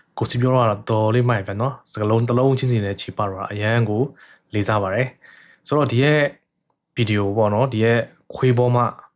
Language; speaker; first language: Burmese; native; Burmese